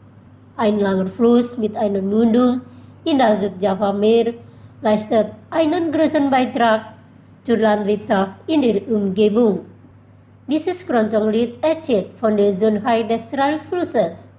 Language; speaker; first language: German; non-native, fluent; Indonesian